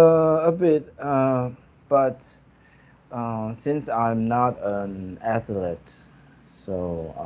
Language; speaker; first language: English; non-native, fluent; Chinese